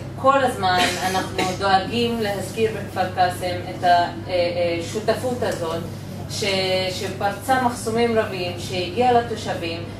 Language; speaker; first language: Hebrew; non-native, local second language; Arabic